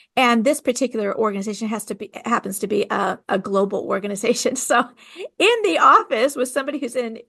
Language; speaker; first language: English; native; English